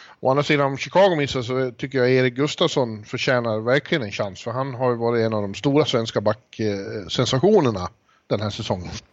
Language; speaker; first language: Swedish; native; Swedish